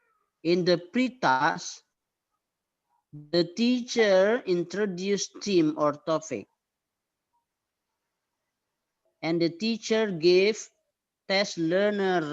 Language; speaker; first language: English; non-native, fluent; Indonesian